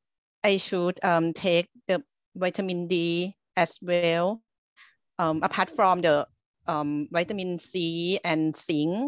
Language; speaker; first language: English; non-native, learner; Thai